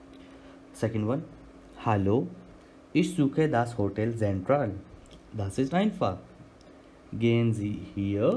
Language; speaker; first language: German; non-native, learner; Hindi